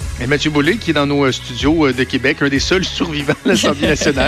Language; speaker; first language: French; native; French